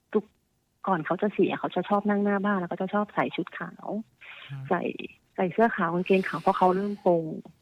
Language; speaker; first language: Thai; native; Thai